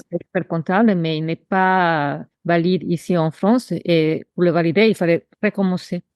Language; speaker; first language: French; non-native, fluent; Spanish